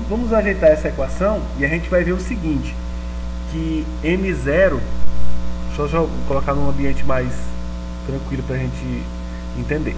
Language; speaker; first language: Portuguese; native; Portuguese